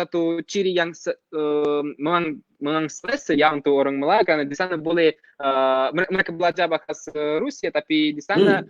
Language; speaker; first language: Indonesian; non-native, fluent; Russian